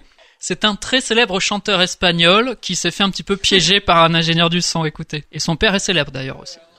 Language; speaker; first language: French; native; French